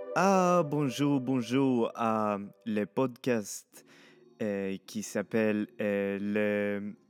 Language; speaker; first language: French; non-native, learner; Swedish